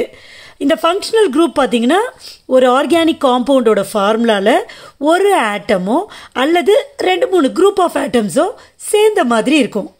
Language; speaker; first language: Tamil; native; Tamil